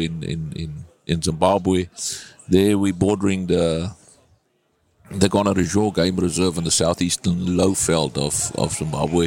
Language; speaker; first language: English; non-native, local second language; Afrikaans